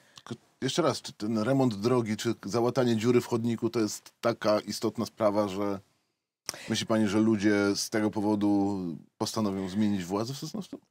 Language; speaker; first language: Polish; native; Polish